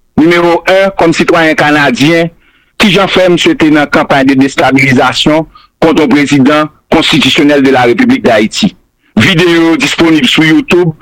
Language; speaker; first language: French; non-native, local second language; Haitian Creole